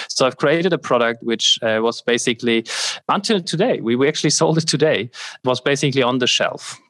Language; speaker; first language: English; non-native, fluent; German